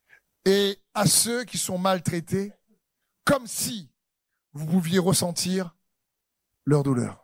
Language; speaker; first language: French; native; French